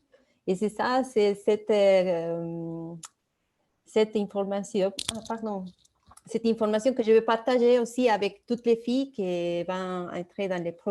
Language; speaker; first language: French; non-native, fluent; Spanish